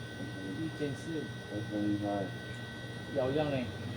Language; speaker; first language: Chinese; non-native, learner; Filipino